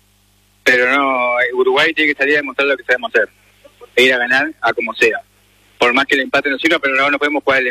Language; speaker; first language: Spanish; native; Spanish